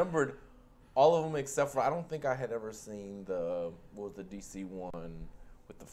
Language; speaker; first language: English; native; English